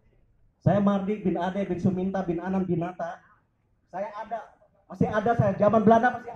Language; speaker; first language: Indonesian; native; Indonesian